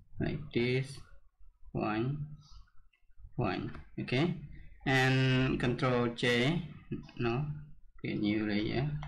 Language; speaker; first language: English; non-native, learner; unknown